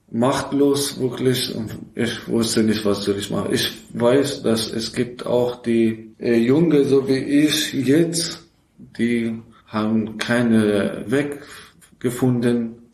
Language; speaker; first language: German; non-native, learner; Persian